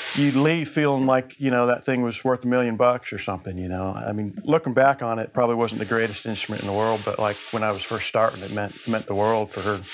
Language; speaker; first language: English; native; English